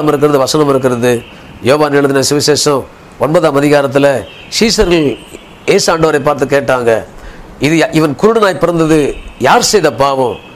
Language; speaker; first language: Tamil; native; Tamil